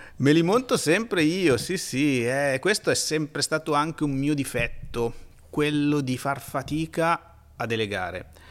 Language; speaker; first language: Italian; native; Italian